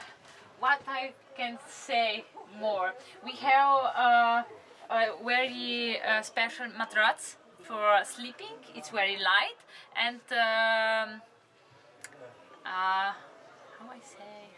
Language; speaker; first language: English; non-native, learner; Slovenian